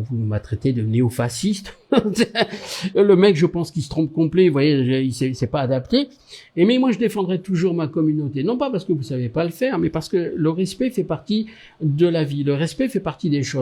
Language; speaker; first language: French; native; French